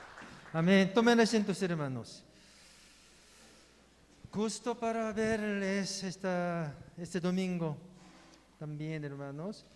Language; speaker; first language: Spanish; non-native, learner; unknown